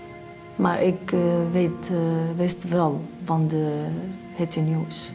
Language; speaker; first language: Dutch; non-native, learner; Arabic